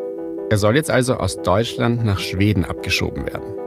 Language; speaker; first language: German; native; German